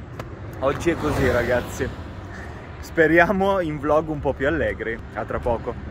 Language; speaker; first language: Italian; native; Italian